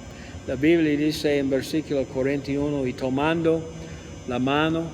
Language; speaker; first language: Spanish; non-native, learner; English